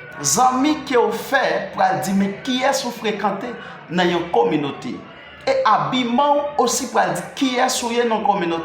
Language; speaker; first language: French; non-native, learner; Haitian Creole